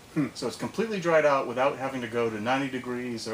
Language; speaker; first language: English; native; English